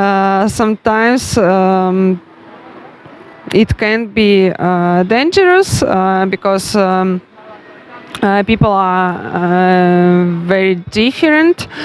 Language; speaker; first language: English; non-native, learner; Russian